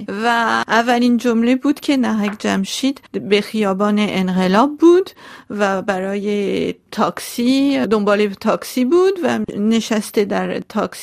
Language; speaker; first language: Persian; non-native, local second language; Armenian